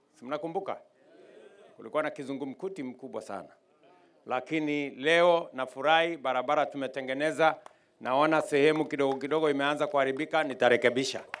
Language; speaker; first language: Swahili; non-native, local second language; Kalenjin